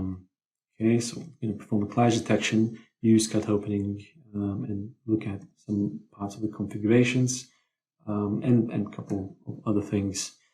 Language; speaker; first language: English; non-native, fluent; Lithuanian